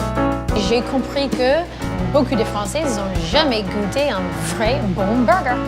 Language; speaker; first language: French; non-native, fluent; English